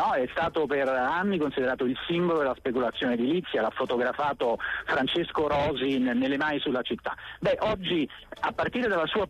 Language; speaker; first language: Italian; native; Italian